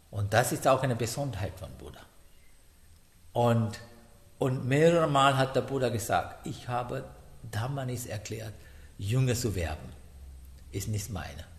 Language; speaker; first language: German; non-native, learner; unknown